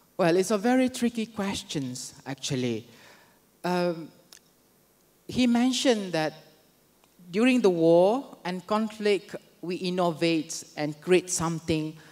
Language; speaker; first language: English; non-native, local second language; Malay